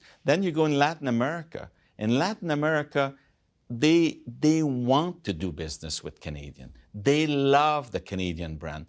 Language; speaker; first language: English; non-native, fluent; French